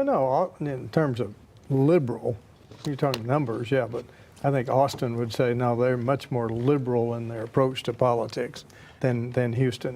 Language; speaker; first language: English; native; English